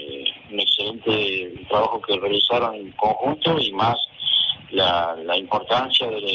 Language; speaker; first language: Spanish; native; Spanish